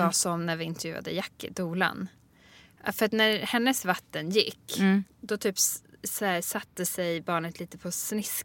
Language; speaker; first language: Swedish; native; Swedish